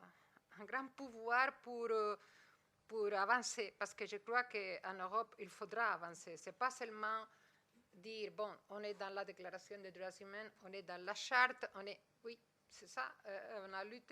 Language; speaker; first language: French; non-native, fluent; Spanish